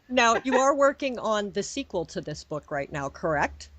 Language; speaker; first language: English; native; English